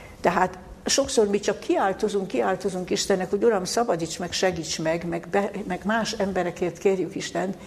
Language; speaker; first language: Hungarian; native; Hungarian